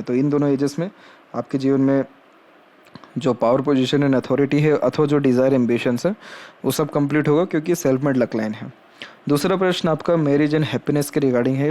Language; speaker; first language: Hindi; native; Hindi